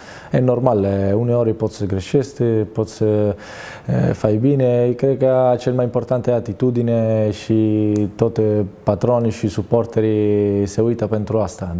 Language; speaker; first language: Romanian; non-native, learner; Italian